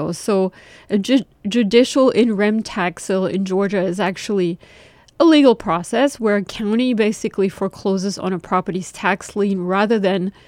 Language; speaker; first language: English; non-native, fluent; German